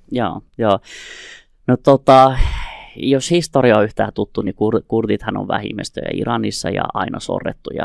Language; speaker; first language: Finnish; early bilingual, other home language; Kurdish